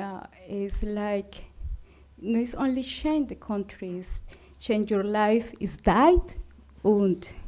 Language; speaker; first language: English; non-native, learner; Spanish